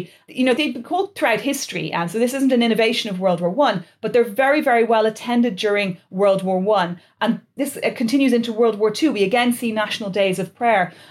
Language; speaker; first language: English; native; English